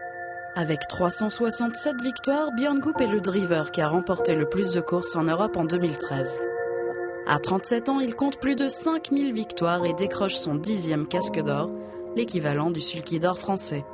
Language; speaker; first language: French; native; French